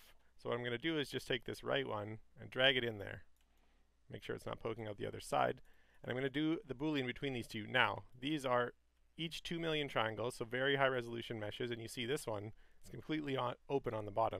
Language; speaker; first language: English; native; English